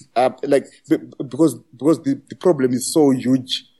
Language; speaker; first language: English; non-native, local second language; Shona